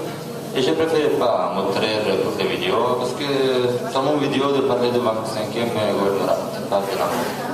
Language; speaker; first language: French; non-native, learner; Italian